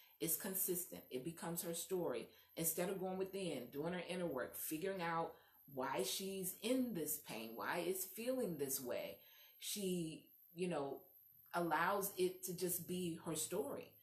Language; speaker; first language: English; native; English